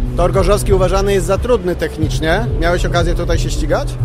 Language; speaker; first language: Polish; native; Polish